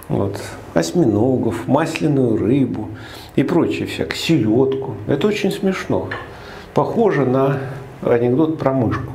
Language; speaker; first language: Russian; native; Russian